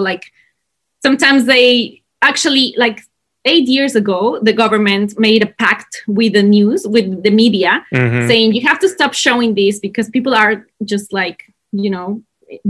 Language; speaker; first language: English; non-native, fluent; Spanish